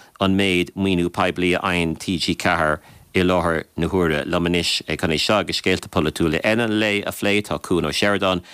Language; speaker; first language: Irish; native; Irish